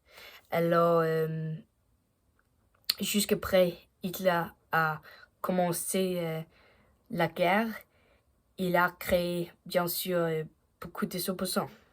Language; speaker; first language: French; non-native, learner; Danish